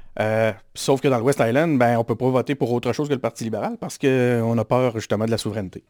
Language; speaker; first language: French; native; French